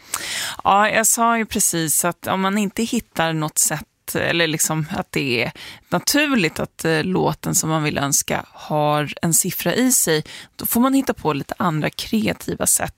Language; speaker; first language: Swedish; native; Swedish